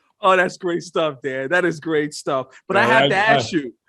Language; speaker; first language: English; native; English